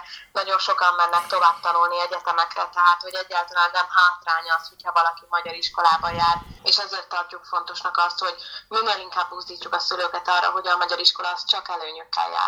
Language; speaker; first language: Hungarian; native; Hungarian